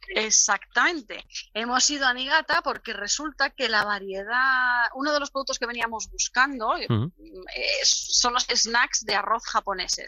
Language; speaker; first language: Spanish; native; Spanish